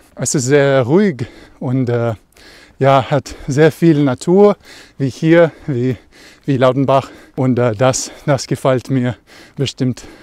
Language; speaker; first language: German; non-native, learner; Russian